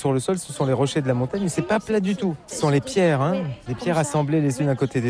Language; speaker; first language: French; native; French